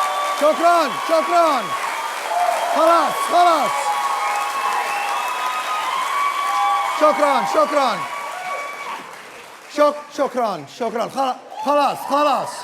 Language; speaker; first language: Arabic; non-native, learner; English